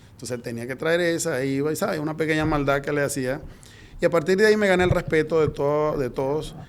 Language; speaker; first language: Spanish; native; Spanish